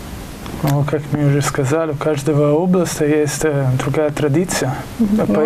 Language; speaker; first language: Russian; non-native, learner; Italian